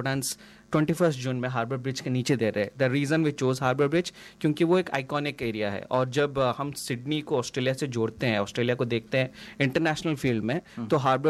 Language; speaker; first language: Hindi; non-native, local second language; Odia